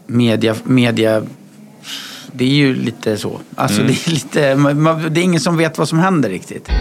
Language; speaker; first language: Swedish; native; Swedish